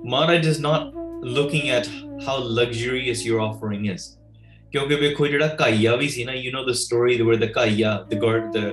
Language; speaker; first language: Punjabi; early bilingual, heritage; Punjabi